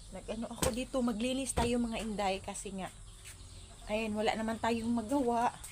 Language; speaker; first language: Filipino; non-native, local second language; Cebuano